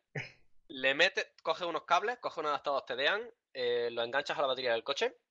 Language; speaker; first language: Spanish; early bilingual, other home language; Russian